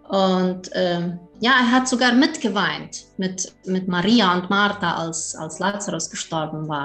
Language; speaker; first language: German; early bilingual, heritage; German